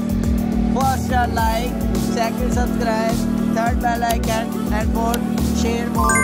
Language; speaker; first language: English; non-native, learner; Urdu